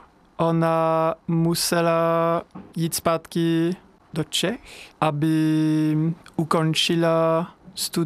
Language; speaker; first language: Czech; non-native, fluent; French